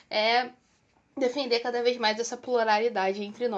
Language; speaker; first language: Portuguese; native; Portuguese